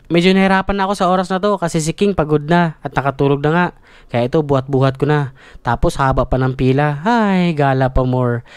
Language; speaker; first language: Filipino; native; Filipino